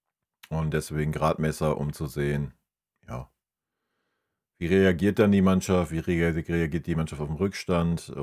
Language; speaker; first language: German; native; German